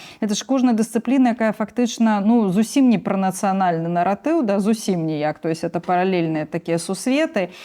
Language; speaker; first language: Belarusian; native; Belarusian